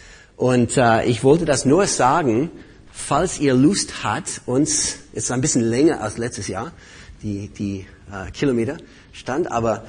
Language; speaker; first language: German; non-native, fluent; English